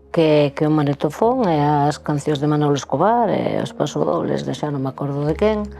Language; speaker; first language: Galician; native; Galician